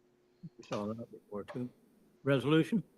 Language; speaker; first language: English; native; English